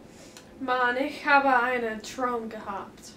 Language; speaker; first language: German; non-native, learner; English